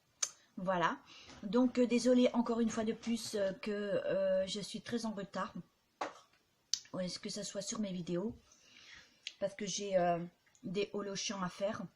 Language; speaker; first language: French; native; French